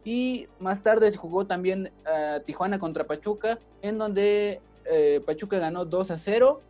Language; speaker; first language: Spanish; native; Spanish